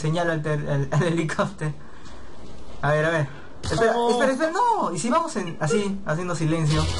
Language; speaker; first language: Spanish; native; Spanish